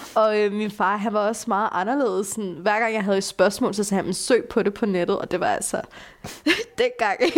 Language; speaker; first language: Danish; early bilingual, other home language; Bulgarian